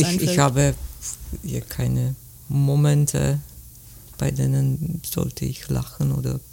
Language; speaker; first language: German; non-native, fluent; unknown